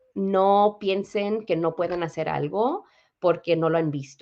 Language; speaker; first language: Spanish; early bilingual, heritage; Spanish